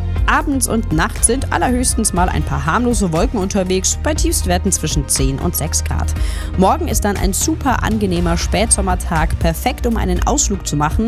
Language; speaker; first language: German; native; German